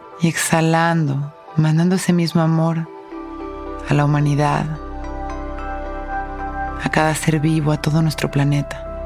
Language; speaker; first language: Spanish; native; Spanish